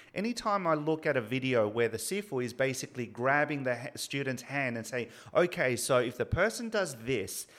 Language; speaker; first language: English; early bilingual, other home language; Spanish